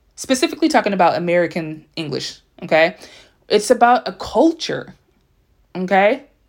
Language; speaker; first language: English; native; English